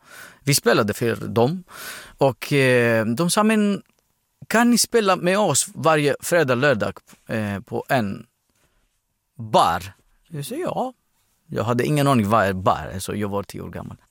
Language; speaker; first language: Swedish; non-native, fluent; Greek